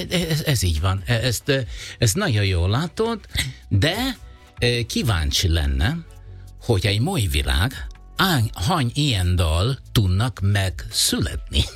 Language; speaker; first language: Hungarian; non-native, fluent; Italian